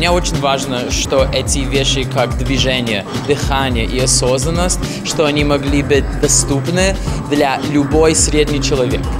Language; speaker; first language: Russian; non-native, learner; English